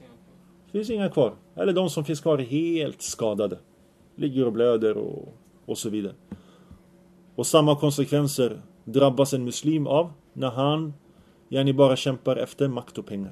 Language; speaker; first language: Swedish; early bilingual, other home language; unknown